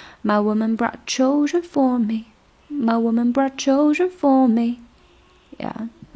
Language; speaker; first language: English; non-native, fluent; Chinese